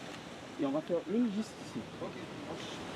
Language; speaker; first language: French; native; French